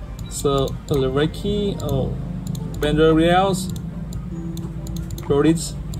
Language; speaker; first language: English; non-native, learner; Vietnamese